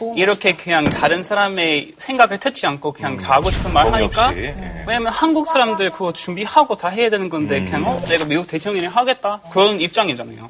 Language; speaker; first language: Korean; non-native, fluent; English